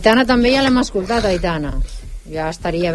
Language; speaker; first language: Catalan; native; Catalan